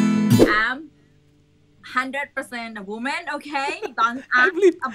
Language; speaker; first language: English; non-native, learner; Thai